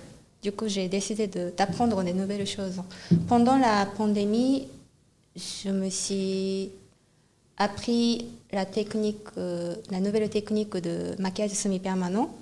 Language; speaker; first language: French; non-native, fluent; Japanese